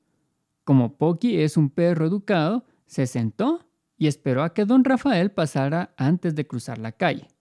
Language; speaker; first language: Spanish; native; Spanish